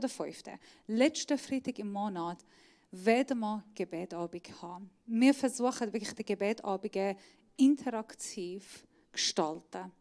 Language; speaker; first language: German; non-native, fluent; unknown